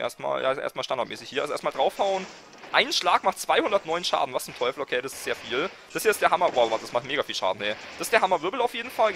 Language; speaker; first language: German; native; German